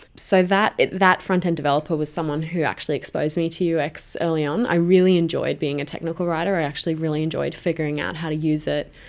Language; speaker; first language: English; native; English